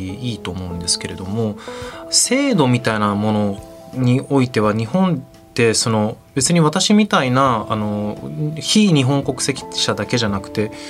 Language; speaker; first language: Japanese; native; Japanese